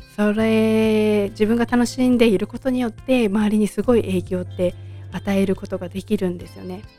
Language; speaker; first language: Japanese; native; Japanese